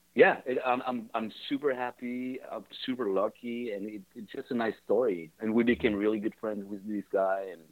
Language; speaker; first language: English; non-native, fluent; French